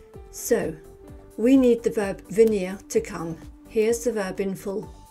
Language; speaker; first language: English; native; English